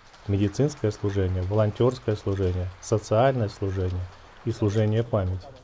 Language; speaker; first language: Russian; native; Russian